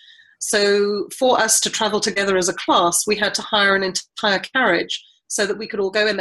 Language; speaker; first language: English; native; English